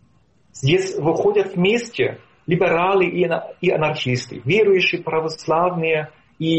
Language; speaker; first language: Russian; non-native, fluent; German